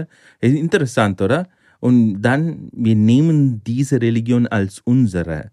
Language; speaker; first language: German; non-native, fluent; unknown